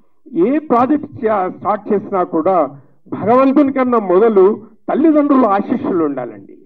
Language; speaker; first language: Telugu; native; Telugu